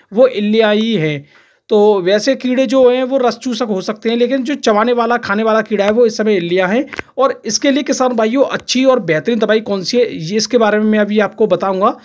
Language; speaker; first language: Hindi; native; Hindi